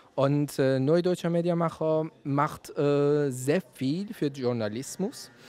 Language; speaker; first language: German; non-native, fluent; Persian